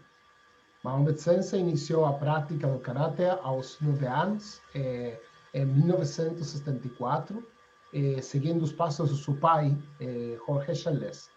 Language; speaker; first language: Portuguese; non-native, fluent; Spanish